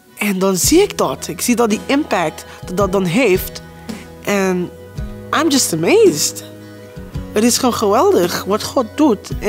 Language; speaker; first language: Dutch; non-native, local second language; Papiamento